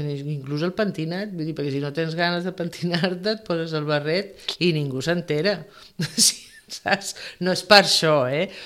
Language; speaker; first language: Catalan; non-native, local second language; Spanish